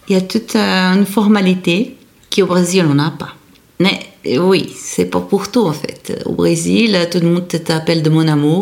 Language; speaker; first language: French; non-native, fluent; Portuguese